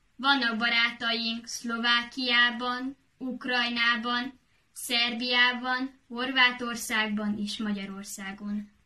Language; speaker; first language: Hungarian; native; Hungarian